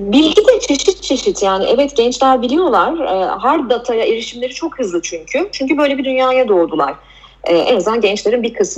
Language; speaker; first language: Turkish; native; Turkish